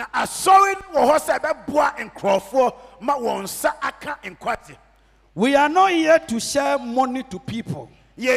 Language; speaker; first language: English; non-native, local second language; Akan